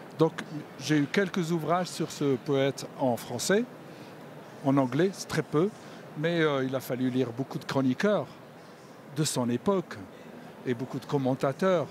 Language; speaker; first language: French; non-native, local second language; Arabic